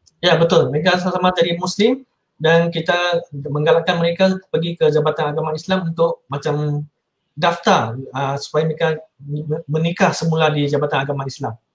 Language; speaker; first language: Malay; non-native, local second language; Min Nan Chinese